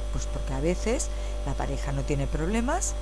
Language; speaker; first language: Spanish; native; Spanish